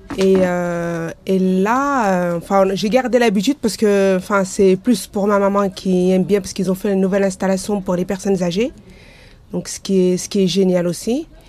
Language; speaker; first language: French; early bilingual, other home language; Arabic